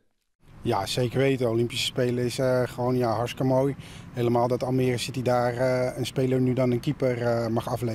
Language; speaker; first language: Dutch; native; Dutch